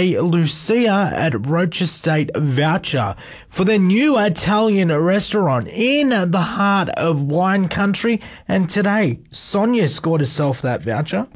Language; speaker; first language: English; native; English